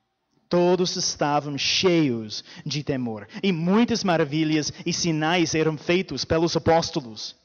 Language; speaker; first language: Portuguese; non-native, fluent; English